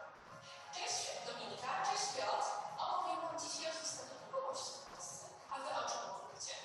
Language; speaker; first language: Polish; native; Polish